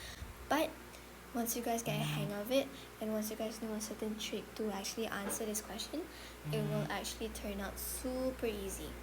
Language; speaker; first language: English; non-native, local second language; Malay